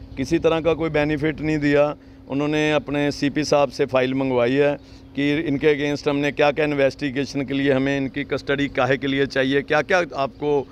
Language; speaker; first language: Hindi; non-native, local second language; Punjabi